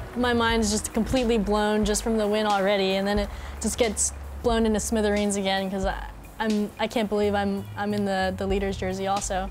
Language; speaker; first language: English; native; English